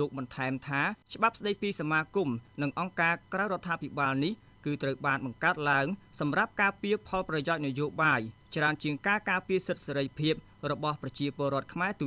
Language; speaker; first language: Khmer; native; Khmer